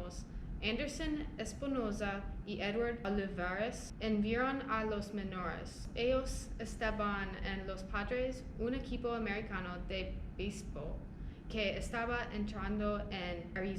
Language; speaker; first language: Spanish; non-native, learner; English